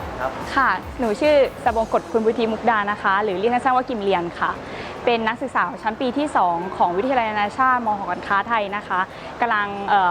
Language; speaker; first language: Thai; native; Thai